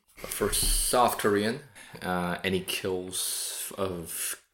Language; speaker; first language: English; non-native, fluent; Korean